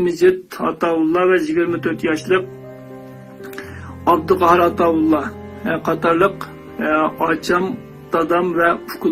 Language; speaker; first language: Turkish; non-native, learner; Uyghur